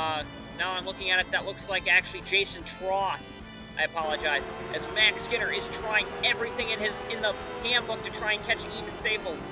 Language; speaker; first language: English; native; English